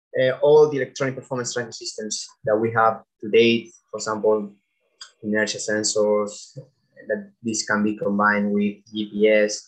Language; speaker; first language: English; non-native, fluent; Spanish